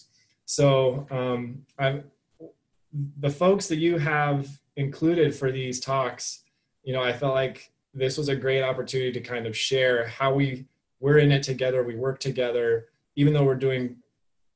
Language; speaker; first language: English; native; English